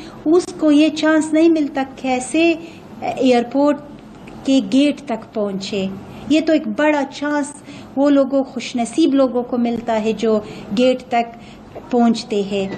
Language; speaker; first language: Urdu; non-native, fluent; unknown